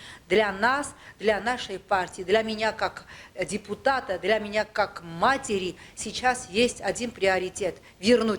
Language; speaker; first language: Russian; non-native, local second language; Armenian